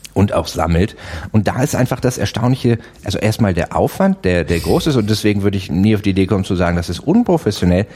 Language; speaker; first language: German; native; German